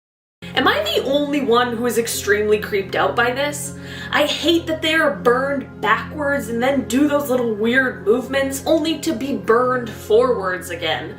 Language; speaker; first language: English; native; English